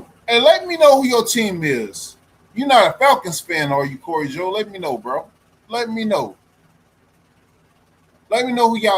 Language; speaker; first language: English; native; English